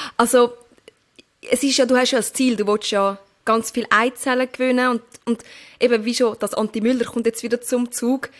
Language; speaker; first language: German; early bilingual, other home language; Turkish